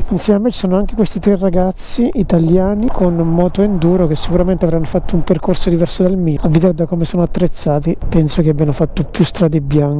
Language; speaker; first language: Italian; native; Italian